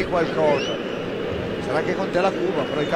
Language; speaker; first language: Italian; native; Italian